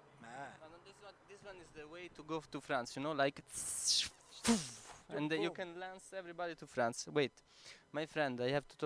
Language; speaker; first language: English; non-native, learner; Italian